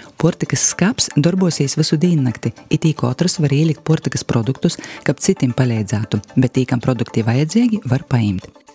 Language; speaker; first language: Latvian; native; Latvian